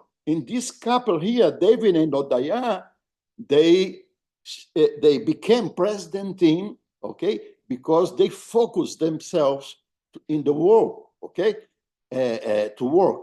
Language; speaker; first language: English; non-native, fluent; Portuguese